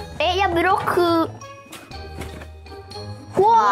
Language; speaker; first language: Japanese; non-native, fluent; English